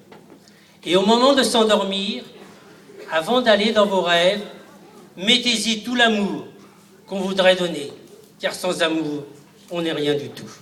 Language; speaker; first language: French; native; French